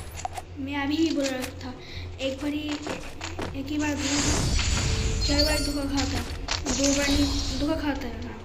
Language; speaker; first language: Hindi; non-native, local second language; Bangla